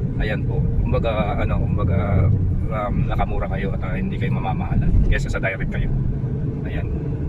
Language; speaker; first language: Filipino; non-native, local second language; Pampanga